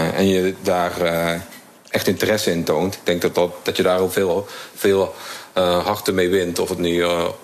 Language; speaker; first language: Dutch; native; Dutch